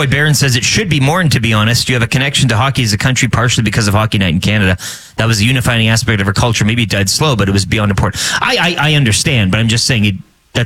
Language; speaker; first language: English; native; English